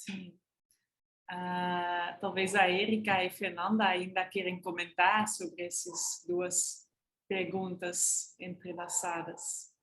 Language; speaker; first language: Portuguese; non-native, fluent; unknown